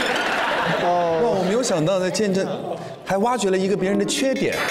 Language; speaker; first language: Chinese; native; Chinese